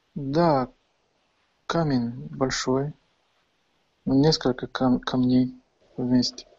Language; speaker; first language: Russian; non-native, fluent; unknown